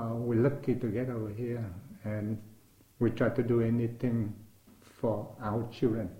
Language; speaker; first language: English; non-native, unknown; Vietnamese